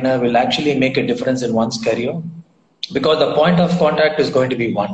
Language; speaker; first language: English; non-native, local second language; Tamil